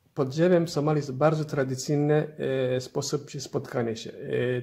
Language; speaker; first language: Polish; non-native, fluent; Somali